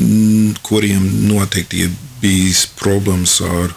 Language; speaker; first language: Latvian; non-native, fluent; English